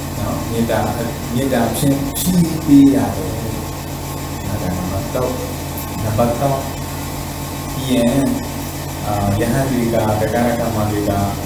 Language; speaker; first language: Burmese; non-native, fluent; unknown